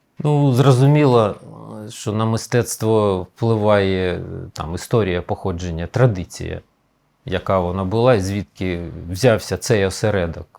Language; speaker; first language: Ukrainian; native; Ukrainian